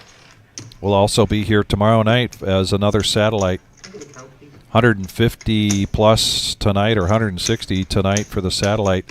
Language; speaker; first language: English; native; English